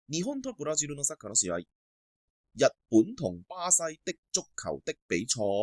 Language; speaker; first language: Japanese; non-native, fluent; Cantonese